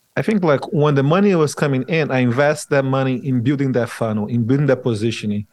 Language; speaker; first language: English; non-native, fluent; Portuguese